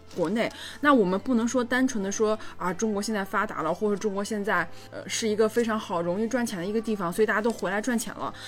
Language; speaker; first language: Chinese; native; Chinese